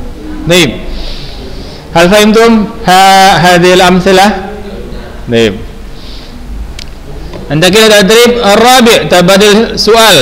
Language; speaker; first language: Arabic; non-native, fluent; Indonesian